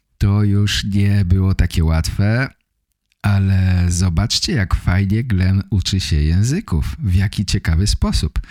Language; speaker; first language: Polish; native; Polish